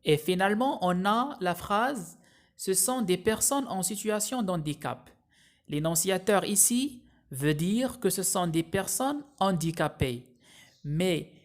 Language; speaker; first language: French; non-native, local second language; Arabic